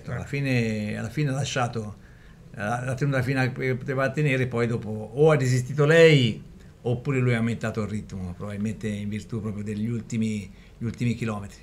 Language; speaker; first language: Italian; native; Italian